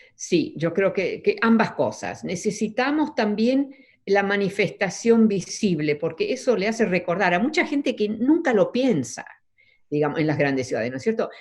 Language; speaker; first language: Spanish; early bilingual, other home language; Dutch